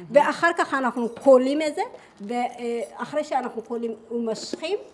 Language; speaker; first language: Hebrew; early bilingual, other home language; Amharic